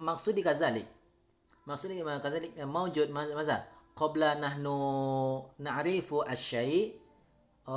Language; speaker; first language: Arabic; non-native, learner; Indonesian